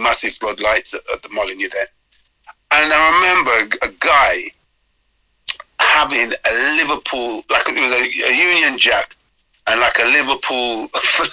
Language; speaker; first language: English; native; English